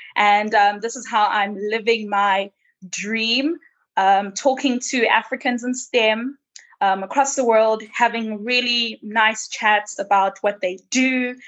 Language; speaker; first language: English; non-native, local second language; Nyanja